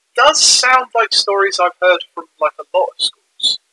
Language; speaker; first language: English; native; English